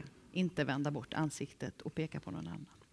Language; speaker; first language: Swedish; native; Swedish